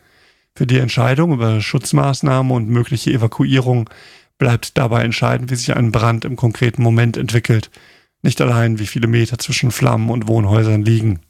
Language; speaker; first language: German; native; German